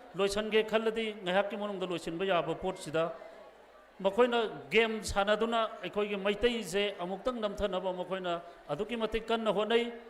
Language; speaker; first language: Manipuri; non-native, local second language; Tangkhul Naga (India)